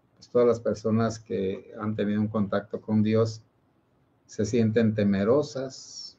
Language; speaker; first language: Spanish; native; Spanish